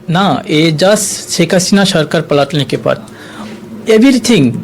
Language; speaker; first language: Hindi; non-native, learner; Bangla